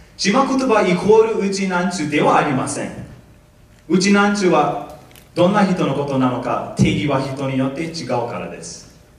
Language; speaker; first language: Japanese; non-native, fluent; English